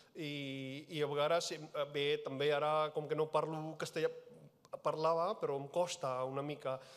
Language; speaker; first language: Catalan; non-native, fluent; Punjabi